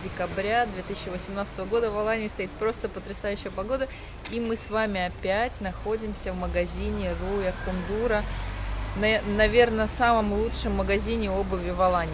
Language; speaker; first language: Russian; native; Russian